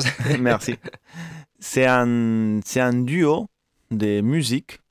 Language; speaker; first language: French; non-native, fluent; Spanish